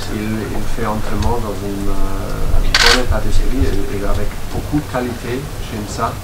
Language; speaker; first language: French; non-native, learner; German